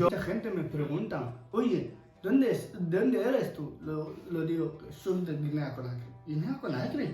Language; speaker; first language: Spanish; non-native, learner; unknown